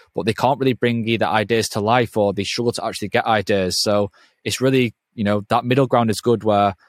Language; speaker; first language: English; native; English